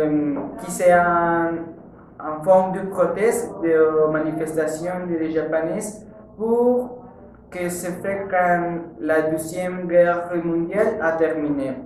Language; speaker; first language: French; non-native, learner; Spanish